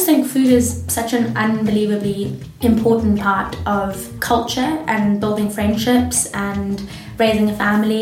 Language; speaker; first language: English; native; English